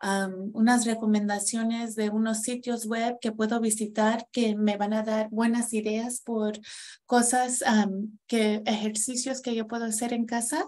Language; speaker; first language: Spanish; non-native, fluent; English